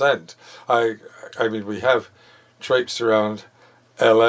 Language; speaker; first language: English; native; English